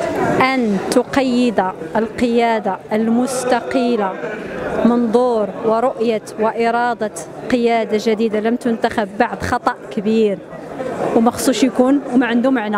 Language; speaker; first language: Arabic; native; Arabic